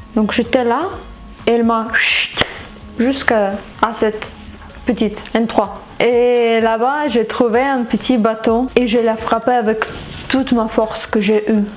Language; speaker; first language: French; non-native, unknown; Ukrainian